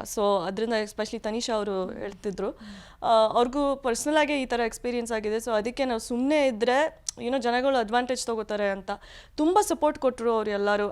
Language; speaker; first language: Kannada; early bilingual, heritage; Kannada